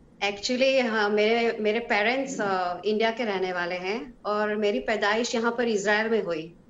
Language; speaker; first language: Hindi; early bilingual, heritage; Hebrew